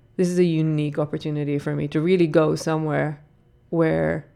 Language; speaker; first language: English; non-native, fluent; Hebrew